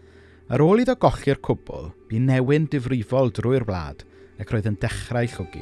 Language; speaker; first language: Welsh; native; Welsh